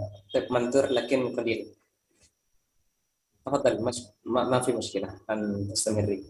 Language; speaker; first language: Arabic; non-native, fluent; Indonesian